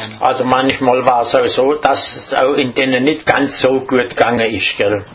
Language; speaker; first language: German; native; German